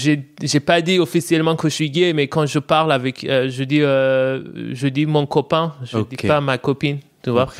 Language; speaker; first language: French; non-native, fluent; Persian